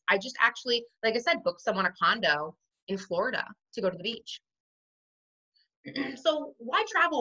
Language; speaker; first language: English; native; English